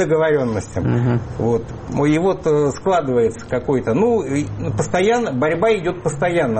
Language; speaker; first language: Russian; native; Russian